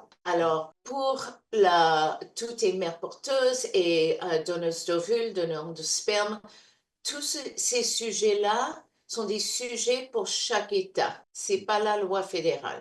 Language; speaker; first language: French; non-native, fluent; English